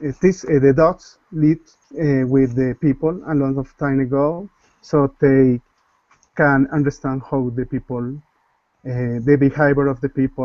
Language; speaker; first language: English; non-native, learner; Spanish